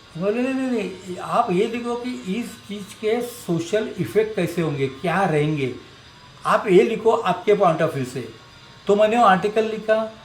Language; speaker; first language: Hindi; non-native, local second language; Marathi